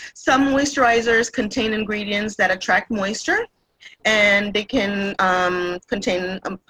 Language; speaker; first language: English; non-native, fluent; Spanish